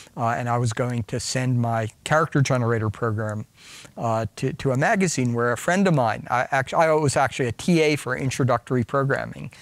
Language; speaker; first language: English; native; English